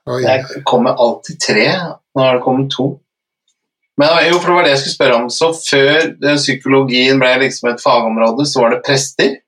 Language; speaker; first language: Norwegian; native; Norwegian